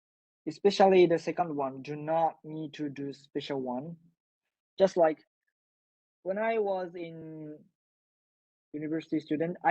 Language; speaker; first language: English; non-native, learner; Japanese